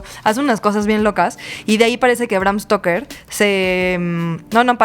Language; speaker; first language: Spanish; native; Spanish